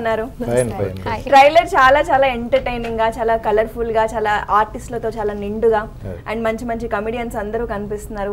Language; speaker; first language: Telugu; native; Telugu